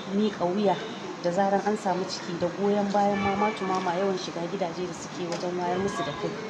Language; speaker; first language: Hausa; native; Hausa